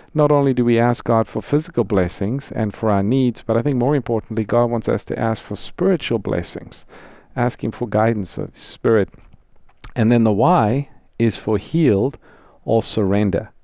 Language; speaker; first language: English; native; English